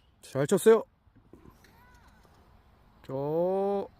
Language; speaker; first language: Korean; native; Korean